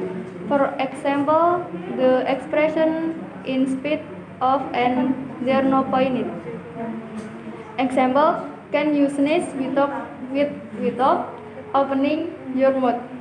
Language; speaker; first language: English; non-native, learner; Indonesian